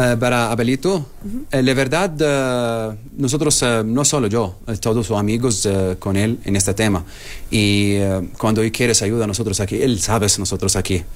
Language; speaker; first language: Spanish; non-native, learner; Arabic